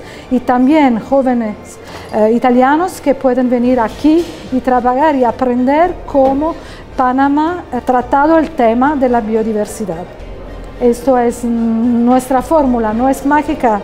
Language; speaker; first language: Spanish; non-native, fluent; Italian